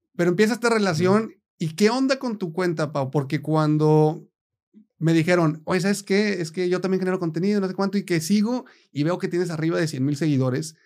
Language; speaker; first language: Spanish; native; Spanish